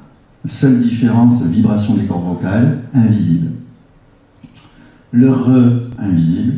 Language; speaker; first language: French; native; French